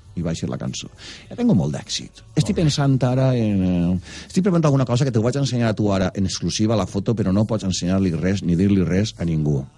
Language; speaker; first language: Catalan; native; Catalan